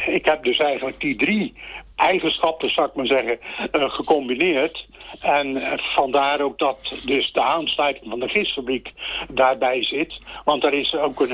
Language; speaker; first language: Dutch; native; Dutch